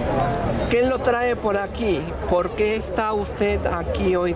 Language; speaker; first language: Spanish; native; Spanish